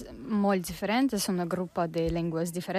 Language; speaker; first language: Catalan; non-native, learner; Russian